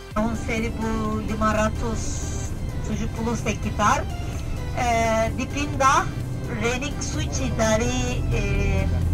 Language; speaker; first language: Indonesian; non-native, learner; Turkish